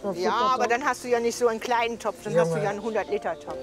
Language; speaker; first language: German; native; German